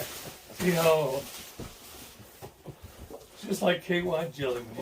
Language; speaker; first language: English; native; English